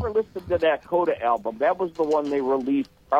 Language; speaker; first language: English; native; English